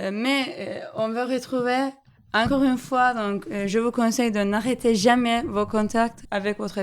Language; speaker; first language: French; non-native, fluent; Turkish